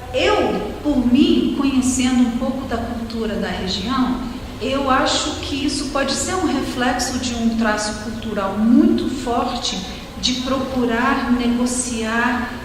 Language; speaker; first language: Portuguese; non-native, fluent; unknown